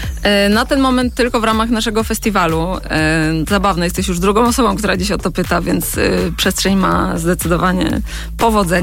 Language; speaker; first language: Polish; native; Polish